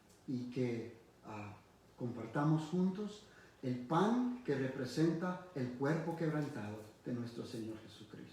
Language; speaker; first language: Spanish; early bilingual, heritage; Spanish